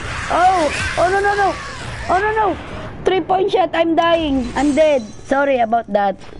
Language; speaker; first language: English; non-native, local second language; Filipino